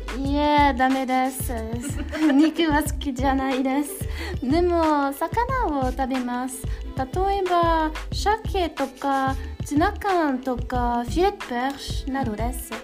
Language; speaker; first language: Japanese; non-native, learner; French